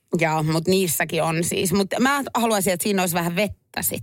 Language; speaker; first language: Finnish; native; Finnish